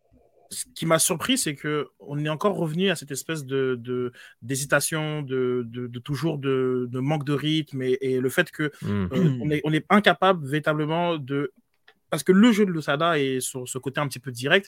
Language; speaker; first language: French; native; French